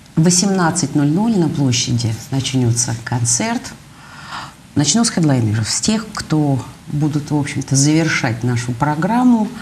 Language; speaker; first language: Russian; native; Russian